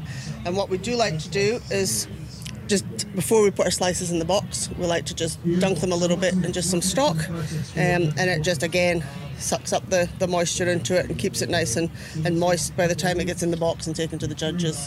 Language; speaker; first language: English; native; English